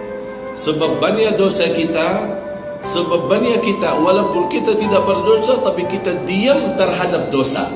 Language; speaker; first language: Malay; non-native, fluent; Arabic